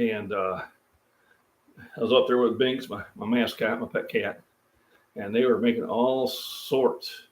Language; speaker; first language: English; native; English